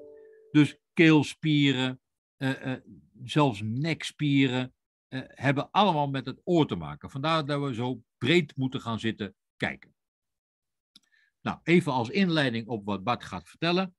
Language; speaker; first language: Dutch; native; Dutch